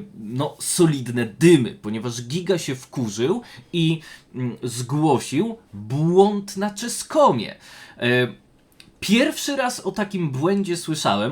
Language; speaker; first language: Polish; native; Polish